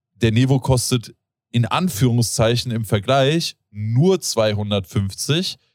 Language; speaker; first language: German; native; German